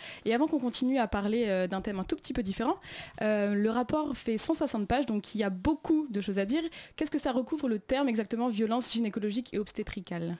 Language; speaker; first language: French; native; French